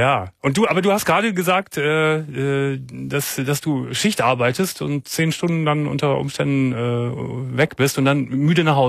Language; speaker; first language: German; native; German